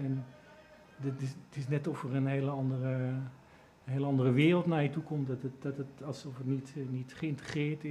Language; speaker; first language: Dutch; native; Dutch